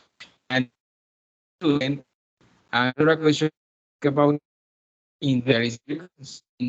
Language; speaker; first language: English; non-native, fluent; Spanish